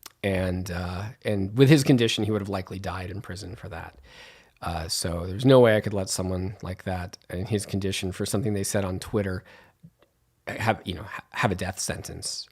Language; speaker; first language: English; native; English